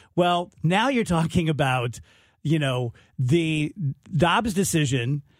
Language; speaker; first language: English; native; English